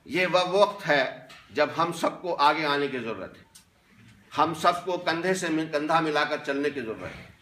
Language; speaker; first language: Hindi; non-native, local second language; Kashmiri